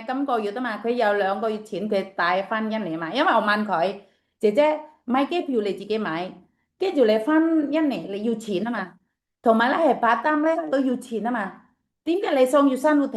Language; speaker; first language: Chinese; non-native, fluent; Indonesian